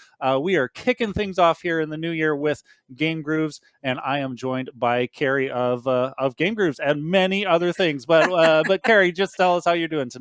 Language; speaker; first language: English; native; English